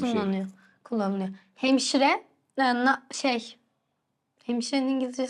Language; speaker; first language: Turkish; native; Turkish